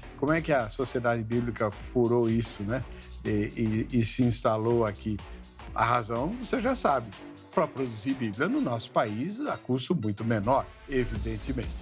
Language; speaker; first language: Portuguese; native; Portuguese